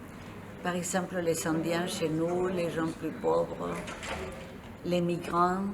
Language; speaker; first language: French; non-native, fluent; Spanish